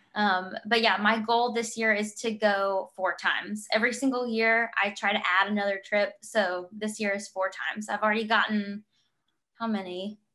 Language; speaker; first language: English; native; English